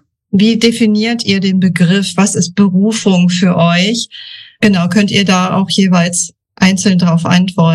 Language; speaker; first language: German; native; German